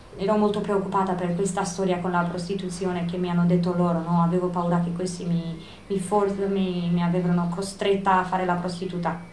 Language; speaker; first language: Italian; non-native, fluent; Romanian